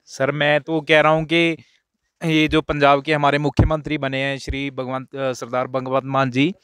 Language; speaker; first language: Hindi; native; Hindi